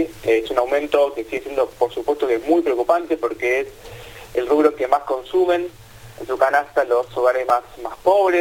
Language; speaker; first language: Spanish; native; Spanish